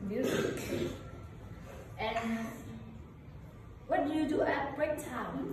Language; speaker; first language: English; non-native, fluent; Vietnamese